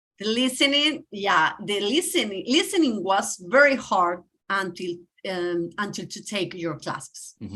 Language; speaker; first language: English; non-native, learner; Spanish